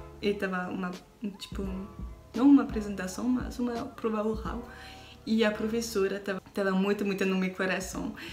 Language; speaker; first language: Portuguese; non-native, learner; French